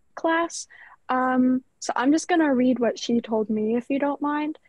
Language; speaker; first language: English; native; English